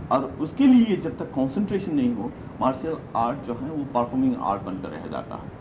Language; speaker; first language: Hindi; non-native, local second language; Manipuri